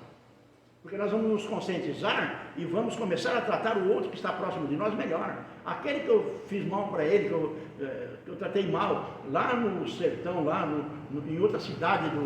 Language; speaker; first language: Portuguese; native; Portuguese